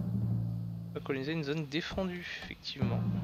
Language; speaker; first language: French; native; French